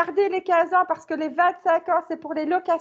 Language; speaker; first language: French; native; French